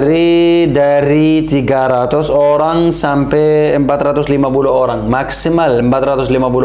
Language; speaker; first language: Indonesian; non-native, learner; Arabic